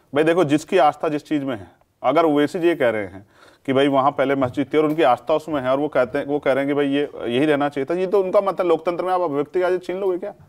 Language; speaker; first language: Hindi; native; Hindi